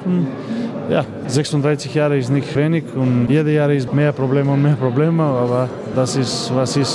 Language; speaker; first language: German; non-native, learner; Macedonian